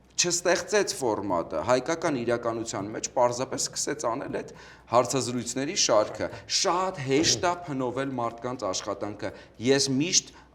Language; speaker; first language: Armenian; native; Armenian